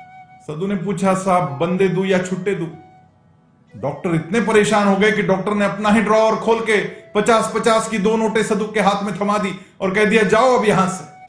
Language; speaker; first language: Hindi; native; Hindi